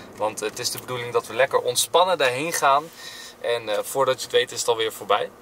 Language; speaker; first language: Dutch; native; Dutch